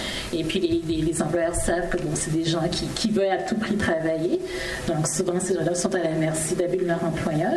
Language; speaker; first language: French; native; French